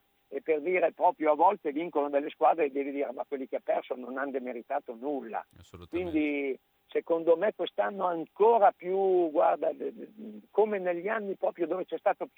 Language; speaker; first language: Italian; native; Italian